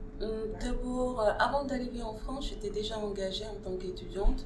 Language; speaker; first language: French; non-native, local second language; Wolof